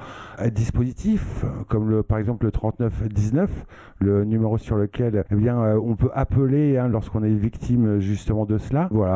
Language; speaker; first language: French; native; French